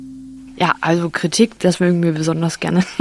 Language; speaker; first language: German; native; German